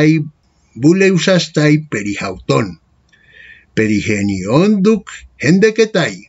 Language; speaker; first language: Greek; non-native, fluent; Spanish